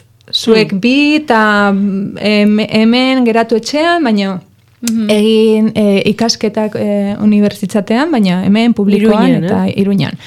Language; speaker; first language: Basque; non-native, local second language; Spanish